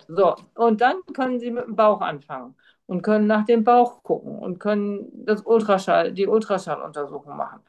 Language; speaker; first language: German; native; German